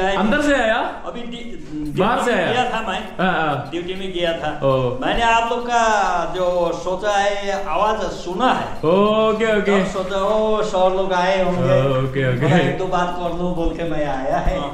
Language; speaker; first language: Hindi; non-native, local second language; Malayalam